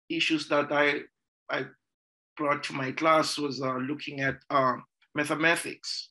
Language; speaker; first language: English; non-native, local second language; Zulu